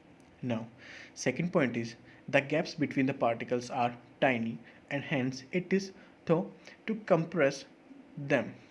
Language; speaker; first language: English; non-native, local second language; Hindi